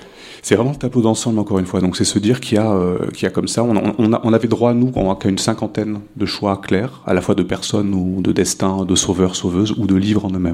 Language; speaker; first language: French; native; French